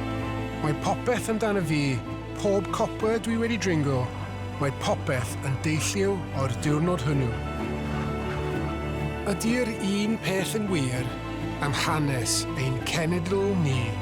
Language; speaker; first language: Welsh; non-native, local second language; English